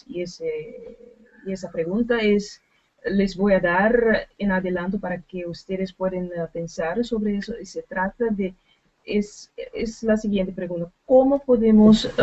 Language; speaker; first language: Spanish; non-native, learner; Dutch